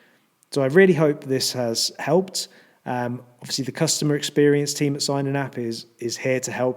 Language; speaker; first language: English; native; English